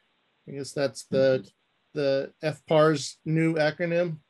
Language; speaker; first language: English; native; English